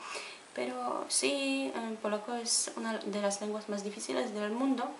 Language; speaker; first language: Spanish; non-native, fluent; Polish